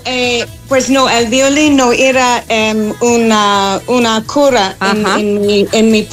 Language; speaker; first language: Spanish; non-native, fluent; English